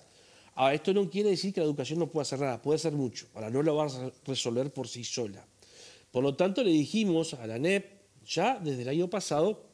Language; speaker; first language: Spanish; native; Spanish